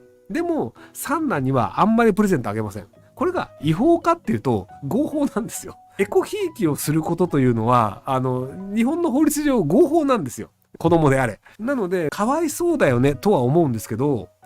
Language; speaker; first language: Japanese; native; Japanese